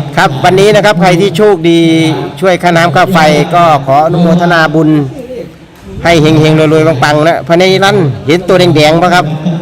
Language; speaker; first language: Thai; native; Thai